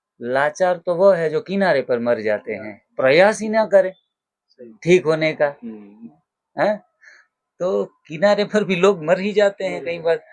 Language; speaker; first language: Hindi; non-native, local second language; Gujarati